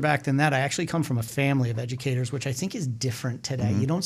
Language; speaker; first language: English; native; English